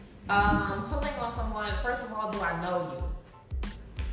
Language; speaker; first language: English; native; English